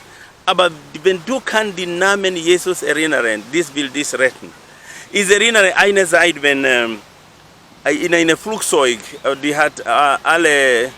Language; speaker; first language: German; non-native, learner; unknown